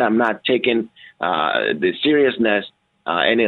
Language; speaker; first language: English; non-native, local second language; Yoruba